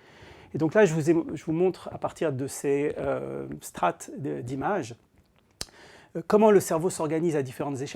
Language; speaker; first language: French; native; French